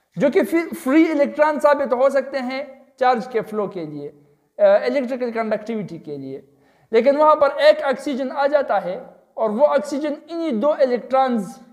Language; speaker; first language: Urdu; non-native, local second language; Pashto